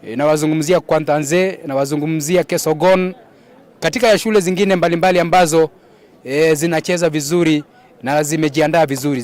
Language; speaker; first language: Swahili; non-native, local second language; Gusii